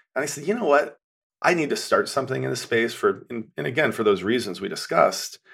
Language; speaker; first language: English; native; English